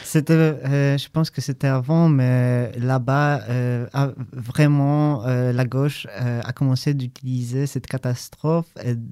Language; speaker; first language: French; non-native, learner; Polish